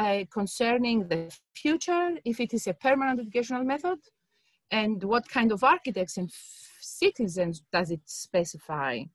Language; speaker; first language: English; non-native, fluent; Greek